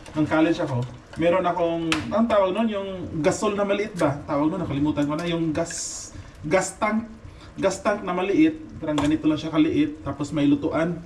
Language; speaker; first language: Filipino; non-native, local second language; Cebuano